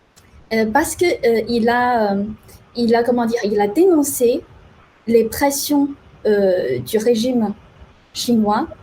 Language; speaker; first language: French; non-native, fluent; Chinese